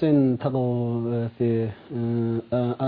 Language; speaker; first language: Arabic; non-native, learner; Chinese